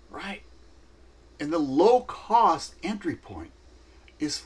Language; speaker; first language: English; native; English